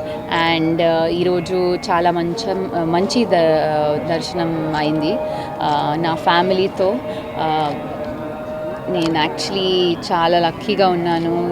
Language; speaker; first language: Telugu; non-native, local second language; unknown